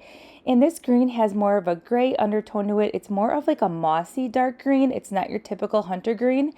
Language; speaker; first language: English; native; English